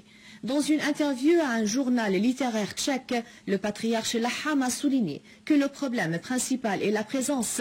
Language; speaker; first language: French; non-native, fluent; Arabic